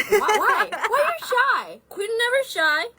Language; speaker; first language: English; non-native, fluent; Italian